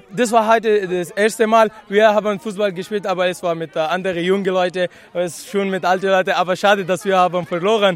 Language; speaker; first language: German; non-native, learner; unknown